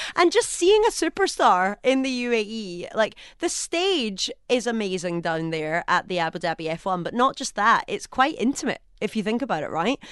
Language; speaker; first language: English; native; English